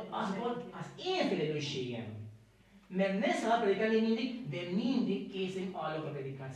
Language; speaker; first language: Hungarian; non-native, learner; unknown